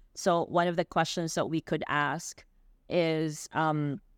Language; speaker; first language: English; non-native, local second language; Filipino